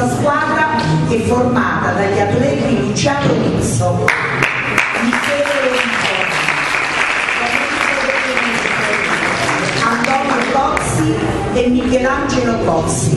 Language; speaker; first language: Italian; native; Italian